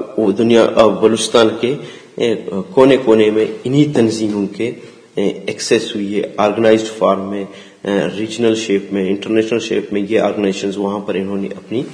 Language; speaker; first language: Urdu; non-native, local second language; Baluchi